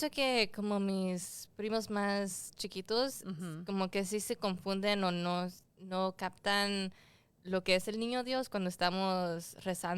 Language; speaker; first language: Spanish; early bilingual, heritage; Spanish